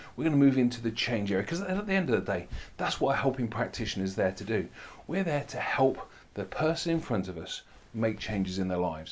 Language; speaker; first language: English; native; English